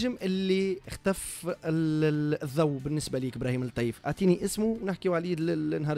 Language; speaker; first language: Arabic; native; Arabic